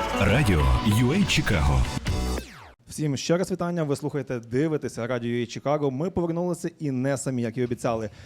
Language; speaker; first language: Ukrainian; native; Ukrainian